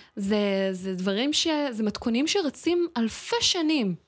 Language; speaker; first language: Hebrew; native; Hebrew